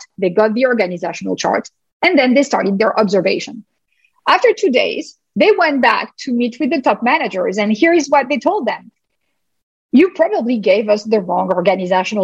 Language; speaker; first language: English; non-native, fluent; French